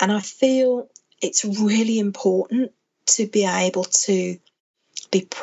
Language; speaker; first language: English; native; English